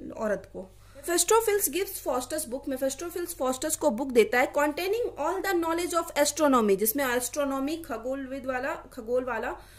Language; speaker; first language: Hindi; native; Hindi